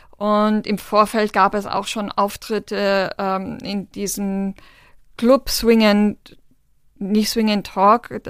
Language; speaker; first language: German; non-native, local second language; Romany